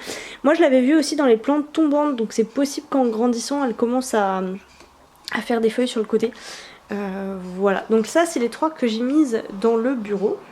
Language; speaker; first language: French; native; French